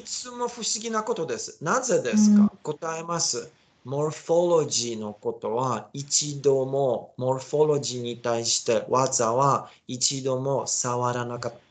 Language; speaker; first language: Japanese; non-native, learner; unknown